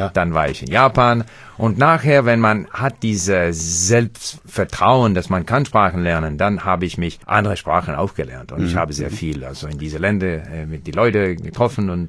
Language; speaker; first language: German; non-native, learner; English